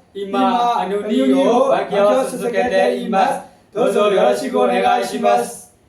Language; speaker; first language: Japanese; non-native, learner; Burmese